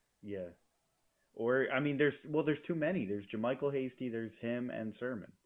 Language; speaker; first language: English; native; English